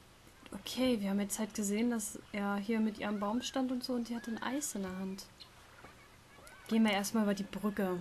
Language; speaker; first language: German; native; German